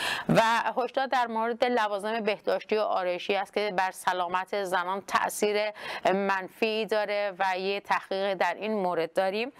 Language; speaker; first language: Persian; non-native, local second language; Kurdish